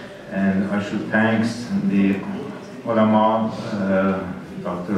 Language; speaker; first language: English; non-native, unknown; Persian